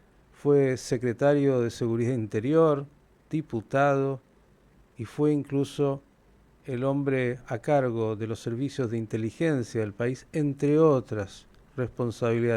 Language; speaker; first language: Spanish; native; Spanish